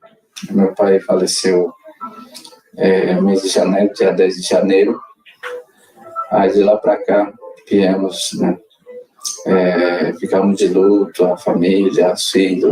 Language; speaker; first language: Portuguese; non-native, local second language; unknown